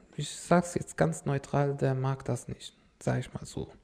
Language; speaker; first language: German; non-native, fluent; Arabic